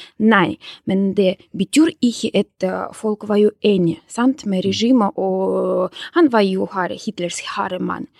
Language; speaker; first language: Norwegian; non-native, fluent; Russian